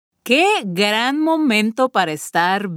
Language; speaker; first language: Spanish; native; Spanish